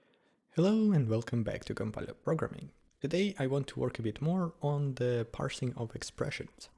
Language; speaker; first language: English; non-native, fluent; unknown